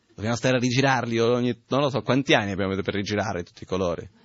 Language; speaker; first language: Italian; non-native, fluent; Portuguese